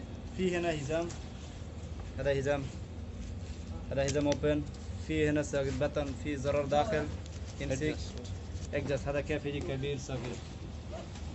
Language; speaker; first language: Arabic; non-native, learner; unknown